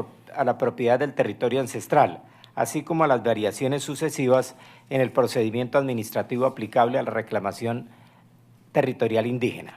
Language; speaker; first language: Spanish; native; Spanish